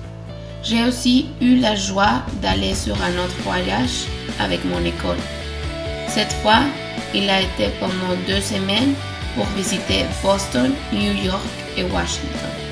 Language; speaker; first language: French; non-native, learner; Spanish